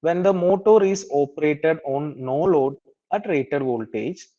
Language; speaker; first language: English; non-native, local second language; Malayalam